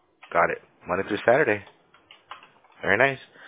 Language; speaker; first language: English; early bilingual, other home language; Spanish